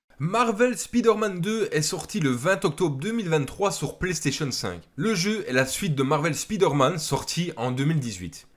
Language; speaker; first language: French; native; French